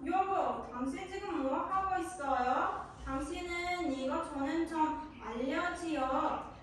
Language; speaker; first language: Korean; non-native, learner; Uzbek